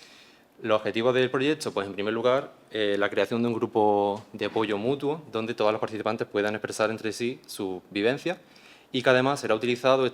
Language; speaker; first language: Spanish; native; Spanish